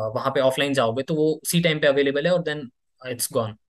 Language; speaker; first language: Hindi; native; Hindi